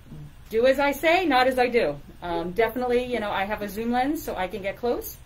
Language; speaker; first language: English; native; English